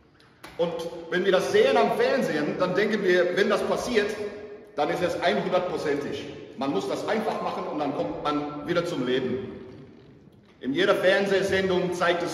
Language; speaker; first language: German; non-native, fluent; English